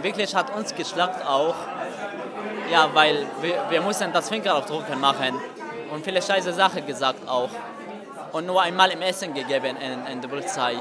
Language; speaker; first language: German; non-native, learner; Arabic